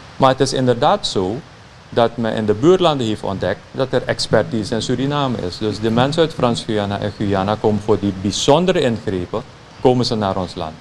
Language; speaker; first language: Dutch; native; Dutch